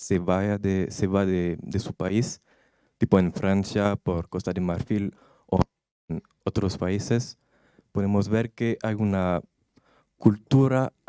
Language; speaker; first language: Spanish; non-native, learner; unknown